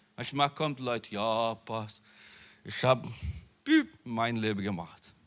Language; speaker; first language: German; non-native, learner; Portuguese